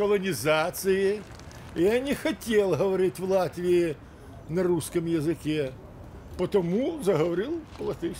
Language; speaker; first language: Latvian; non-native, learner; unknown